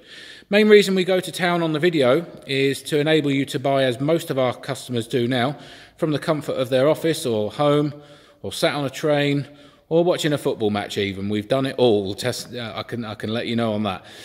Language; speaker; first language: English; native; English